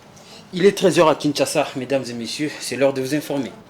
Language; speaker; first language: French; native; French